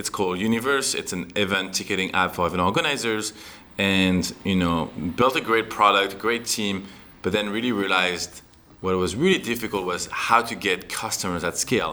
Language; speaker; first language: English; non-native, fluent; French